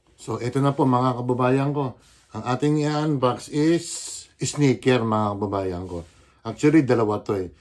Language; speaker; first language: Filipino; native; Filipino